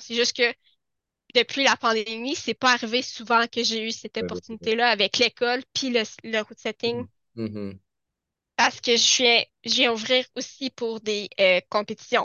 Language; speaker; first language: French; native; French